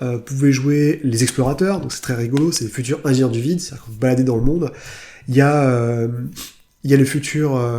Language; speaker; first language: French; native; French